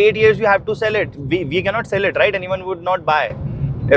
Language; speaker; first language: English; non-native, local second language; Hindi